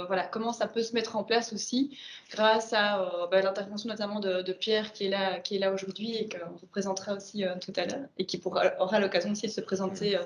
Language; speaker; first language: French; native; French